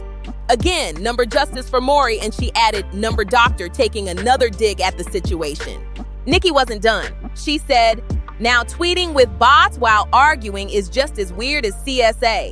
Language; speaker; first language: English; native; English